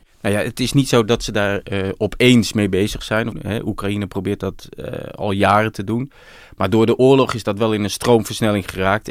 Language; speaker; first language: Dutch; native; Dutch